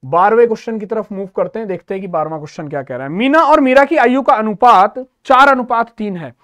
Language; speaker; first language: Hindi; native; Hindi